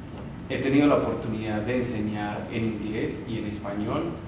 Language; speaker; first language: Spanish; non-native, fluent; English